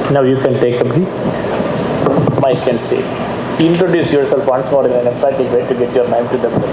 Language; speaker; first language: English; non-native, local second language; Malayalam